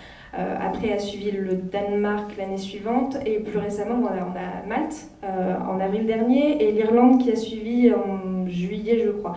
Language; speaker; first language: French; native; French